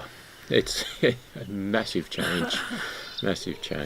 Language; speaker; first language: English; native; English